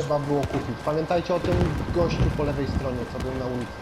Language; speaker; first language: Polish; native; Polish